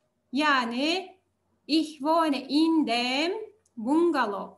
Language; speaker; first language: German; non-native, learner; Turkish